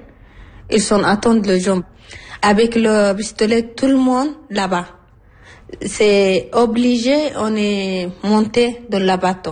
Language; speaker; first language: French; non-native, learner; Arabic